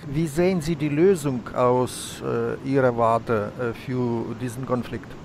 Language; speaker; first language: German; non-native, fluent; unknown